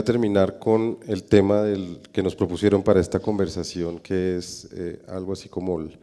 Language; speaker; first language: Spanish; native; Spanish